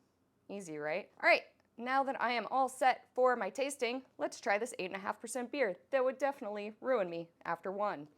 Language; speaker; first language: English; native; English